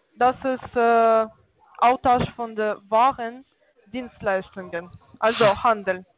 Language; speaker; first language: German; non-native, learner; Bulgarian